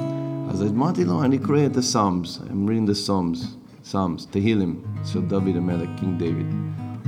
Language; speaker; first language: Hebrew; non-native, fluent; English